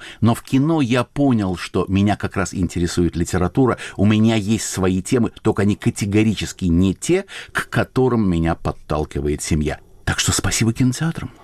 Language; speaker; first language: Russian; native; Russian